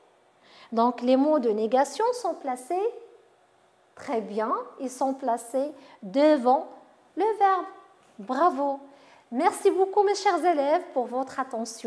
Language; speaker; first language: French; non-native, local second language; Arabic